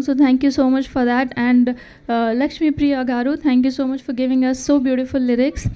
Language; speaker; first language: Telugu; non-native, learner; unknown